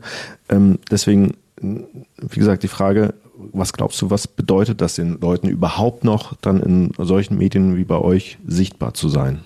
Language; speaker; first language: German; native; German